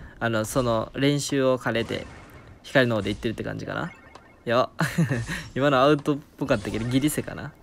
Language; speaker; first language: Japanese; native; Japanese